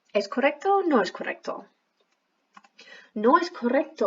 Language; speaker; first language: Spanish; non-native, fluent; English